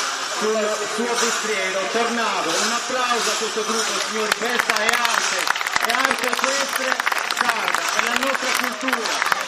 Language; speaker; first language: Italian; native; Italian